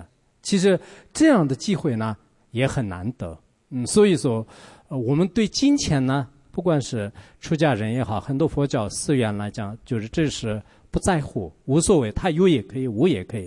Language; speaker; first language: Chinese; non-native, local second language; Tibetan